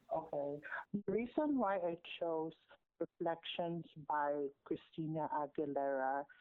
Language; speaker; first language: English; non-native, local second language; Filipino